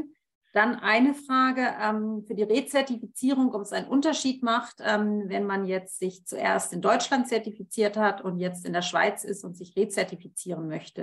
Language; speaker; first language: German; native; German